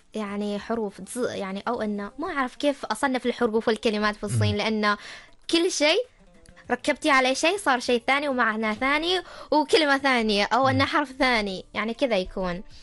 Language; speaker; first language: Arabic; non-native, fluent; Chinese